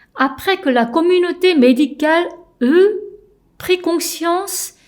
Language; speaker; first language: French; non-native, fluent; Korean